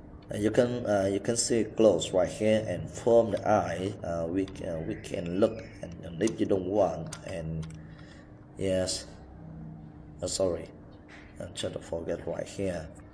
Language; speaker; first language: English; non-native, learner; Vietnamese